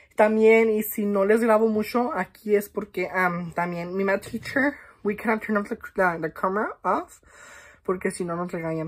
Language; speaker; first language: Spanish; early bilingual, heritage; Spanish